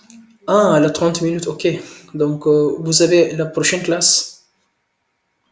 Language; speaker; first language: French; non-native, learner; Hindi